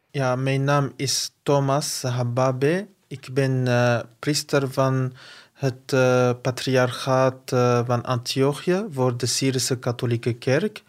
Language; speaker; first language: Dutch; non-native, fluent; Arabic